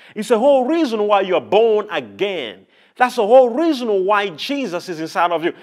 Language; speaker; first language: English; non-native, local second language; Nyanja